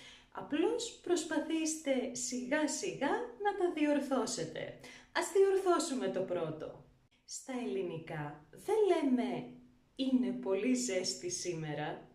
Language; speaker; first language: Greek; native; Greek